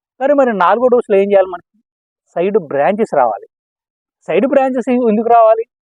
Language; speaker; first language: Telugu; native; Telugu